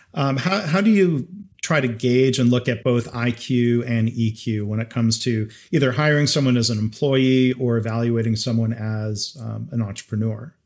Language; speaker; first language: English; native; English